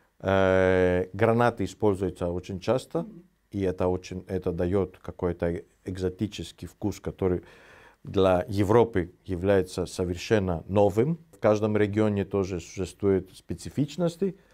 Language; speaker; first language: Russian; non-native, fluent; Greek